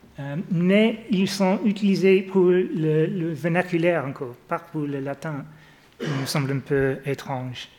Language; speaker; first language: French; non-native, fluent; English